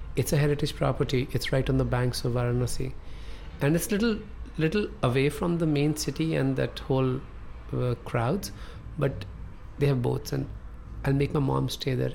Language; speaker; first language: English; non-native, local second language; Punjabi